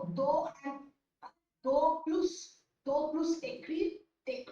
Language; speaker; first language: French; non-native, learner; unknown